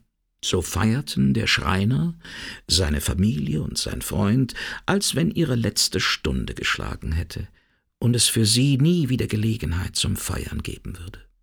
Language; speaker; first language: German; native; German